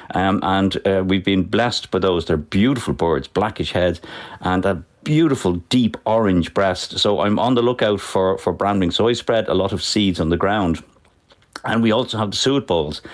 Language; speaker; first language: English; native; English